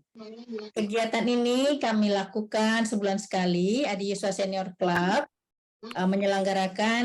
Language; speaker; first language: Malay; native; Malay